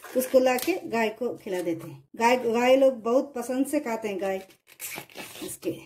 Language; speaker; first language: Hindi; non-native, local second language; Kannada